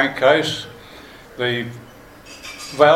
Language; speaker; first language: English; native; English